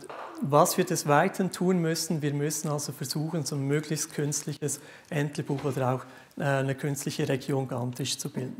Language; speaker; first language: German; native; German